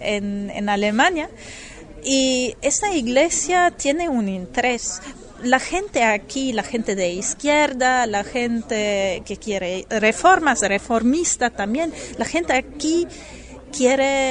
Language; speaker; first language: Spanish; non-native, fluent; German